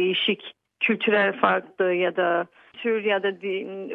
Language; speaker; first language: Turkish; early bilingual, heritage; Turkish